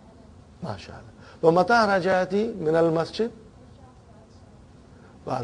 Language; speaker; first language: Arabic; non-native, fluent; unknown